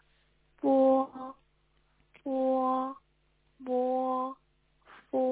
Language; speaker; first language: Chinese; non-native, learner; Korean